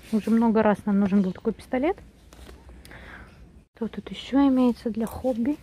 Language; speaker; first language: Russian; native; Russian